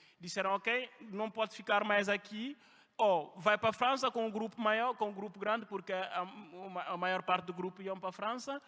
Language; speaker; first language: Portuguese; non-native, fluent; French